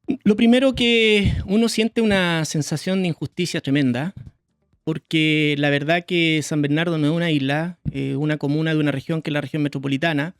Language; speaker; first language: Spanish; native; Spanish